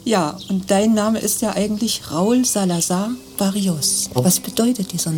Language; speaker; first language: German; native; German